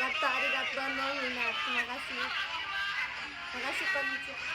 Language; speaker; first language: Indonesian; non-native, learner; Japanese